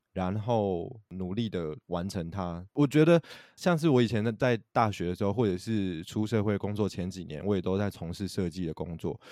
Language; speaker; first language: Chinese; native; Chinese